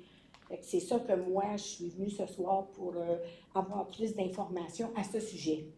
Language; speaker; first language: French; native; French